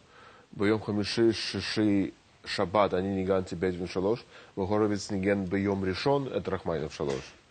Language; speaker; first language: Hebrew; non-native, fluent; Russian